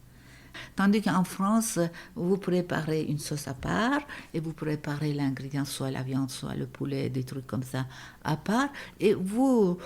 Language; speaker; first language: French; non-native, fluent; Turkish